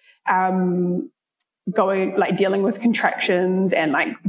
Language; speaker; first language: English; native; English